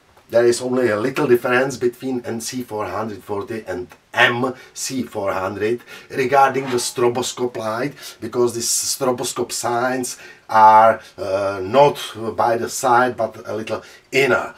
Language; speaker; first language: English; non-native, fluent; Czech